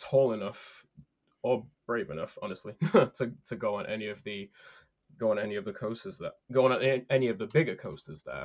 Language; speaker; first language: English; native; English